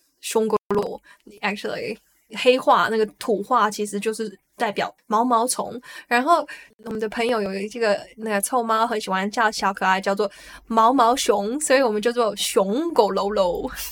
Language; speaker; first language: Chinese; early bilingual, heritage; Chinese